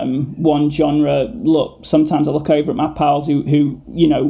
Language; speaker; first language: English; native; English